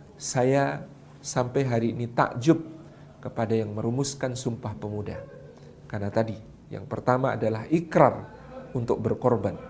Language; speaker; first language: Indonesian; non-native, local second language; Javanese